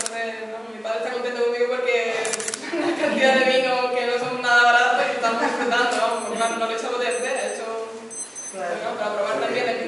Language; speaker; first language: Spanish; native; Spanish